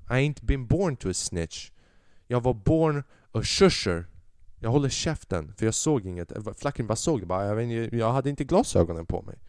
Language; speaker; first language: Swedish; early bilingual, other home language; Albanian